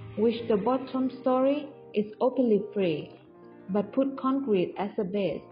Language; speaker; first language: English; non-native, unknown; Thai